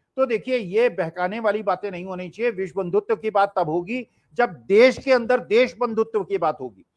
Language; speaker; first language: Hindi; native; Hindi